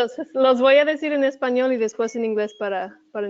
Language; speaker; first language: Spanish; early bilingual, heritage; Spanish